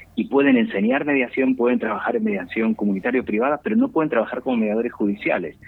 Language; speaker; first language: Spanish; native; Spanish